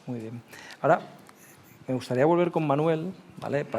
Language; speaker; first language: Spanish; native; Spanish